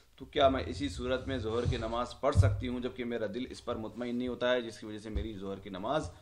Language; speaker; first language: Urdu; native; Urdu